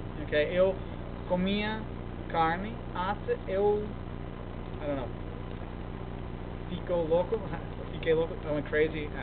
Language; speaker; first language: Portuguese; non-native, learner; English